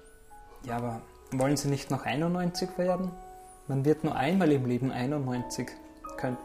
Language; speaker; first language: German; native; German